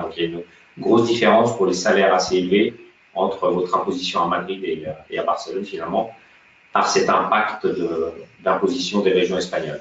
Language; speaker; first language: French; native; French